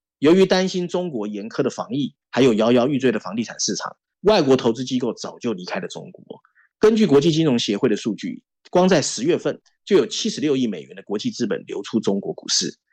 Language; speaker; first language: Chinese; native; Chinese